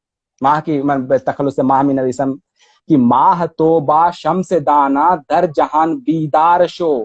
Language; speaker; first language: Persian; non-native, learner; Hindi